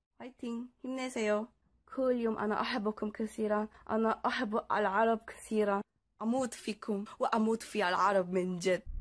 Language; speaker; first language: Arabic; non-native, learner; Korean